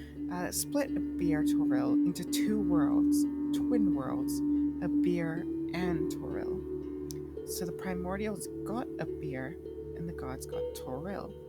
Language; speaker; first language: English; native; English